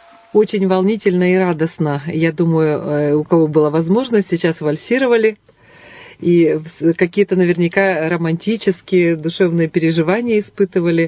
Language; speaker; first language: Russian; native; Russian